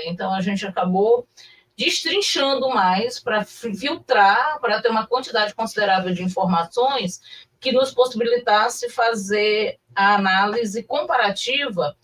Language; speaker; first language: Portuguese; native; Portuguese